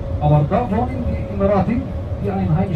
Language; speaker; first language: German; non-native, fluent; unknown